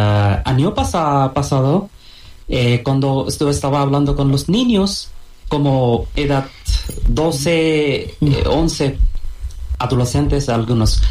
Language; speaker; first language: Spanish; non-native, fluent; Bangla